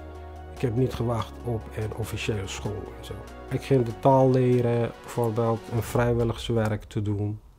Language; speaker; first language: Dutch; non-native, fluent; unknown